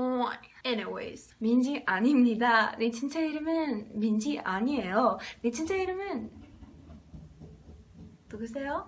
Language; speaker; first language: Korean; non-native, learner; English